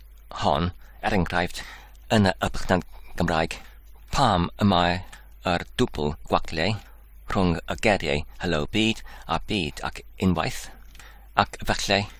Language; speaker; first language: Welsh; non-native, fluent; English